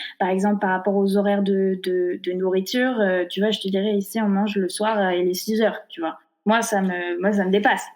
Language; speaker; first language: French; native; French